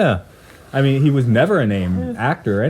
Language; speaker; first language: English; native; English